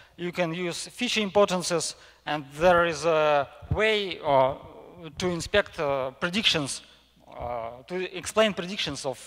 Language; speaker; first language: English; non-native, fluent; Russian